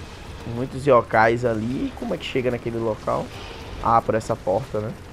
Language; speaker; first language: Portuguese; native; Portuguese